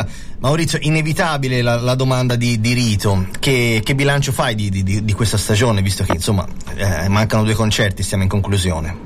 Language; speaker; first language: Italian; native; Italian